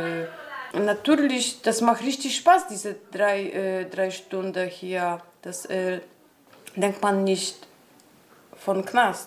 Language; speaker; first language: German; non-native, learner; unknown